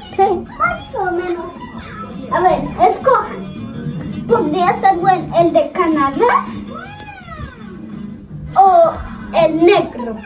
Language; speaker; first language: Spanish; early bilingual, heritage; Spanish